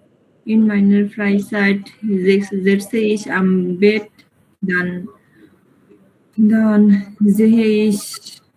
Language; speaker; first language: German; non-native, learner; Bangla